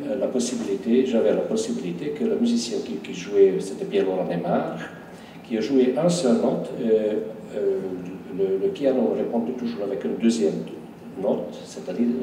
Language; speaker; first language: French; non-native, fluent; Hungarian